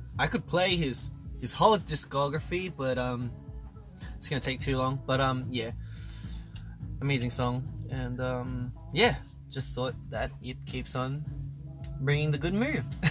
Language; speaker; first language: English; early bilingual, other home language; Korean